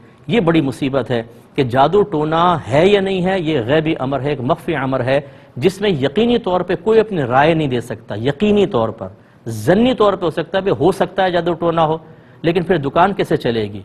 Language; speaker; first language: Urdu; native; Urdu